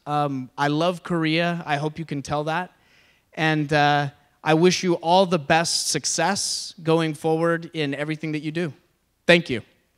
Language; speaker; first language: English; native; English